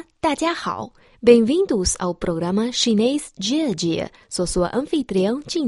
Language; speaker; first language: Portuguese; non-native, fluent; Chinese